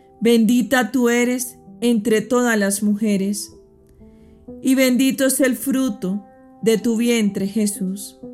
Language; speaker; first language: Spanish; native; Spanish